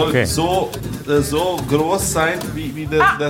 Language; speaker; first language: German; non-native, learner; Albanian